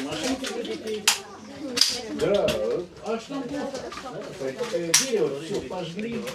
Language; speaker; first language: Russian; native; Russian